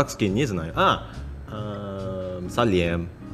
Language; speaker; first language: Russian; non-native, learner; Indonesian